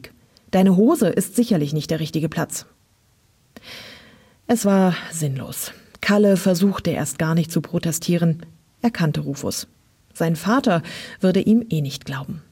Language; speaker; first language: German; native; German